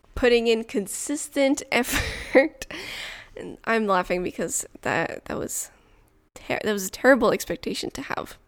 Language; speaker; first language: English; non-native, fluent; French